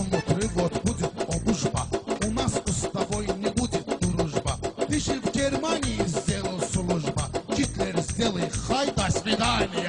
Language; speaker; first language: Russian; non-native, learner; Azerbaijani